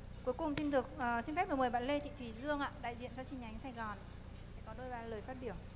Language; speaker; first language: Vietnamese; native; Vietnamese